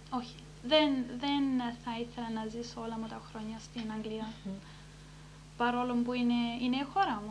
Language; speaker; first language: Greek; early bilingual, heritage; Greek